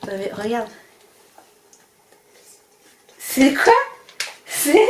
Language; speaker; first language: French; native; French